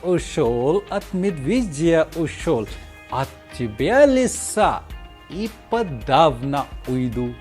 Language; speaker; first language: Russian; non-native, fluent; Hindi